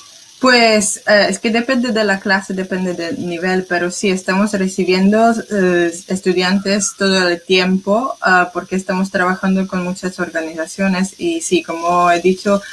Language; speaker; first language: Spanish; non-native, fluent; English